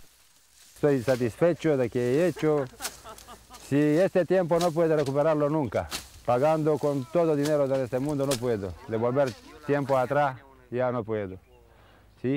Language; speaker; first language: Spanish; non-native, learner; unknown